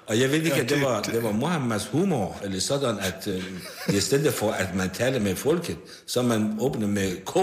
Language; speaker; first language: Danish; non-native, fluent; Persian